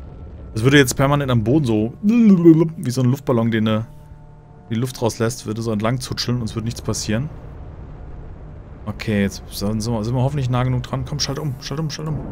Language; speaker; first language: German; native; German